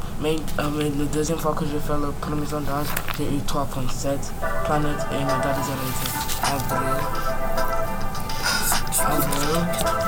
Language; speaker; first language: French; non-native, learner; English